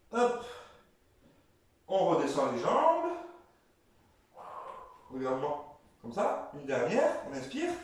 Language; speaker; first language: French; native; French